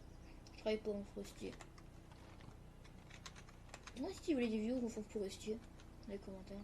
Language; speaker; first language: French; native; French